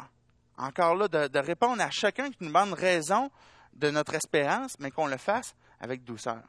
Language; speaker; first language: French; native; French